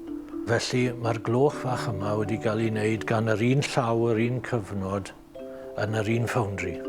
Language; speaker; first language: Welsh; native; Welsh